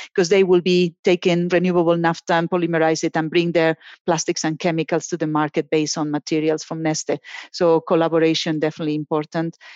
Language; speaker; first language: English; non-native, fluent; Spanish